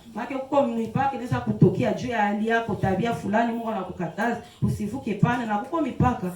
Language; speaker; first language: Swahili; native; Swahili